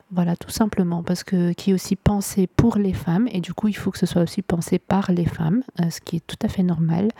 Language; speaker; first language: French; non-native, local second language; Arabic